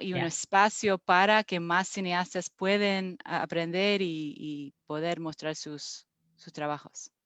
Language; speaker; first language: Spanish; non-native, fluent; English